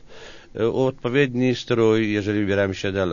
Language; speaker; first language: Polish; native; Polish